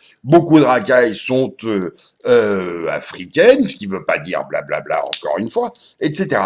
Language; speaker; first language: French; native; French